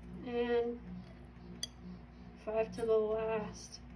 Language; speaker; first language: English; native; English